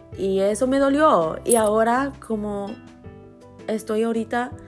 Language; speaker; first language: Spanish; early bilingual, other home language; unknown